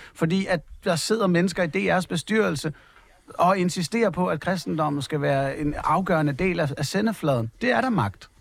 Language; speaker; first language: Danish; native; Danish